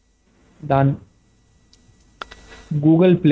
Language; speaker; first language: German; non-native, learner; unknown